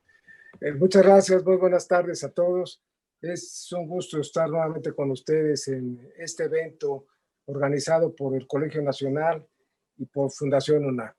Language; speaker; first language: Spanish; native; Spanish